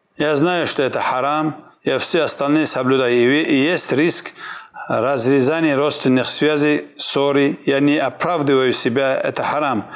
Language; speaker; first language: Russian; non-native, local second language; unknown